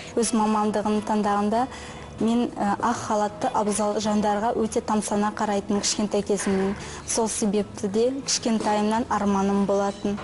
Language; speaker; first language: Kazakh; non-native, local second language; Russian